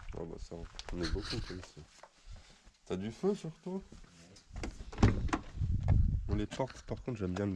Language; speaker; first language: French; native; French